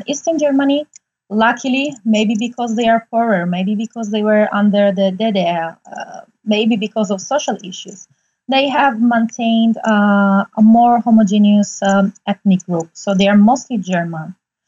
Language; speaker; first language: English; non-native, fluent; Italian